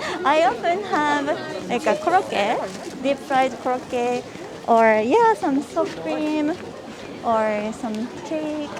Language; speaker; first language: English; non-native, fluent; Japanese